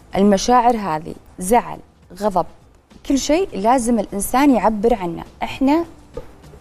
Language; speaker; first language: Arabic; native; Arabic